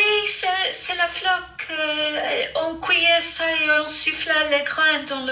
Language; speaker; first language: French; non-native, fluent; English